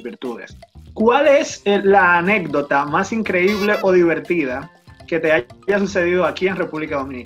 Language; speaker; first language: Spanish; native; Spanish